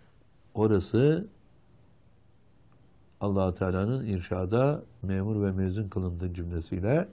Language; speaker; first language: Turkish; native; Turkish